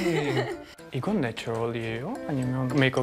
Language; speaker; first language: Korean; non-native, learner; English